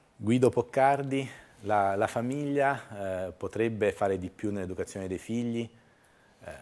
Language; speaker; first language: Italian; native; Italian